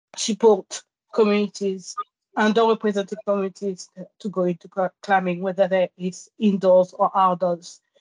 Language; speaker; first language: English; non-native, fluent; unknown